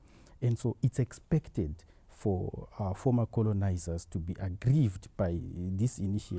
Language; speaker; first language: English; non-native, local second language; Shona